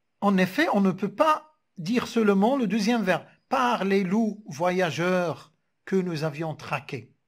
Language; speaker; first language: French; non-native, local second language; Arabic